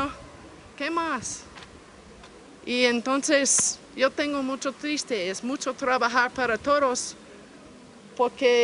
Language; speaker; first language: Spanish; non-native, learner; English